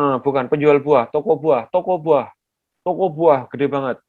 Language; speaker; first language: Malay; non-native, local second language; Javanese